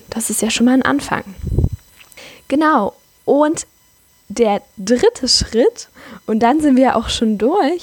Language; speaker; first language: German; native; German